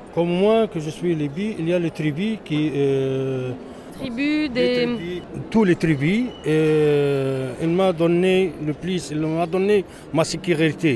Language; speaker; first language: French; non-native, learner; Arabic